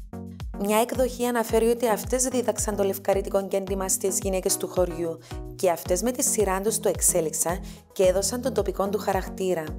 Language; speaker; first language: Greek; native; Greek